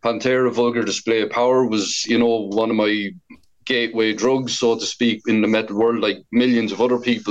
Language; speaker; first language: English; native; English